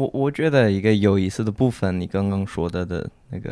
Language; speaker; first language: Chinese; non-native, fluent; English